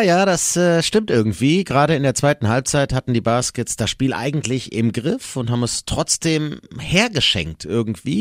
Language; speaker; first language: German; native; German